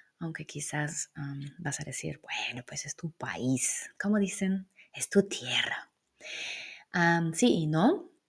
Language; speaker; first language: Spanish; non-native, fluent; German